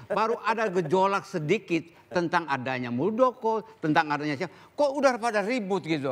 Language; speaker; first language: Indonesian; native; Indonesian